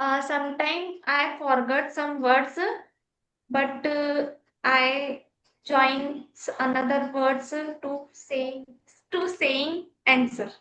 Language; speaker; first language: English; non-native, learner; Hindi